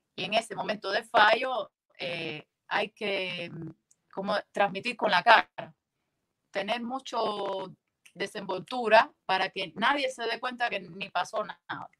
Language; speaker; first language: Spanish; native; Spanish